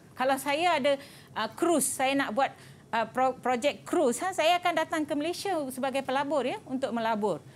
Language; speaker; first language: Malay; non-native, local second language; Tamil